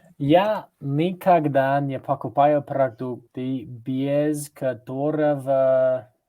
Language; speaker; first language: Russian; non-native, learner; English